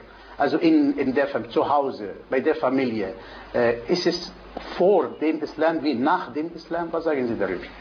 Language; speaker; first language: German; non-native, fluent; Arabic